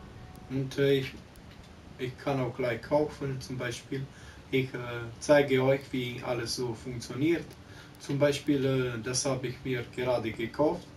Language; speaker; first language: German; non-native, local second language; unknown